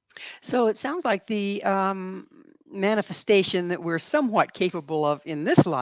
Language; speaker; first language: English; native; English